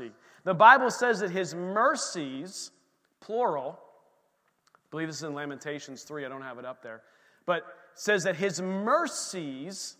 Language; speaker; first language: English; native; English